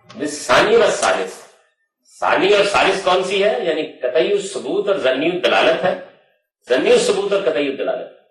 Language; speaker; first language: Urdu; non-native, local second language; Punjabi